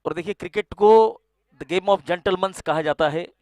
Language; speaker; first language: Hindi; non-native, local second language; Marathi